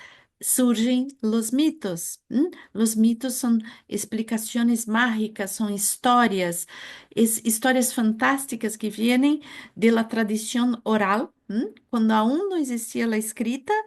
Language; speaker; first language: Spanish; non-native, fluent; Portuguese